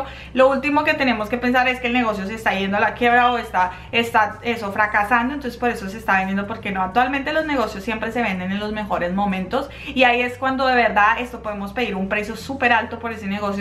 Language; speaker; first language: Spanish; native; Spanish